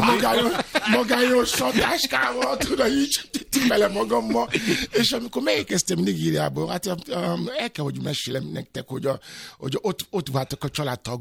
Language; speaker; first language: Hungarian; non-native, fluent; Yoruba